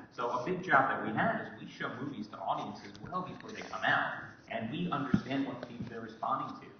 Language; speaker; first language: English; native; English